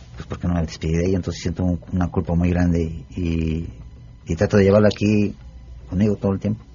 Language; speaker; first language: Spanish; native; Spanish